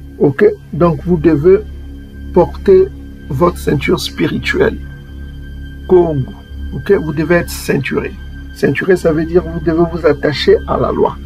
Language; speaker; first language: French; non-native, local second language; Kongo